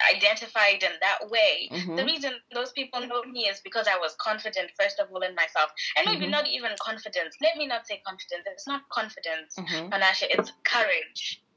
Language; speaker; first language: English; non-native, local second language; Shona